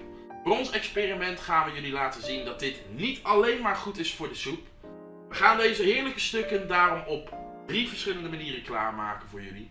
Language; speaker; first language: Dutch; native; Dutch